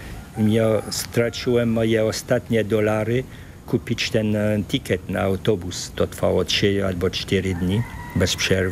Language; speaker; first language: Polish; early bilingual, heritage; French